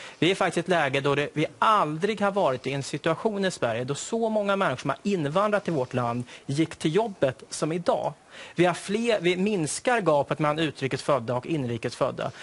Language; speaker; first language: Swedish; native; Swedish